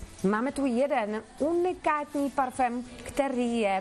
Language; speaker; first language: Czech; native; Czech